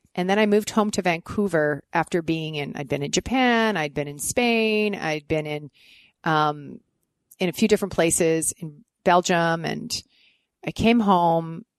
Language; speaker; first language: English; native; English